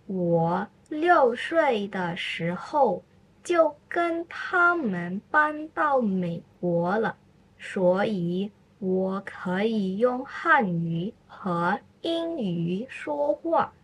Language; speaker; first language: Chinese; non-native, fluent; Indonesian